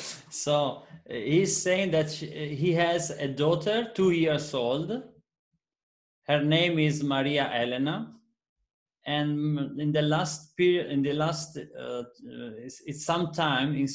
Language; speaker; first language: English; non-native, fluent; Italian